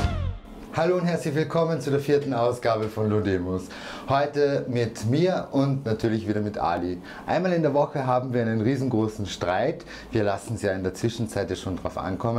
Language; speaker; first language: German; native; German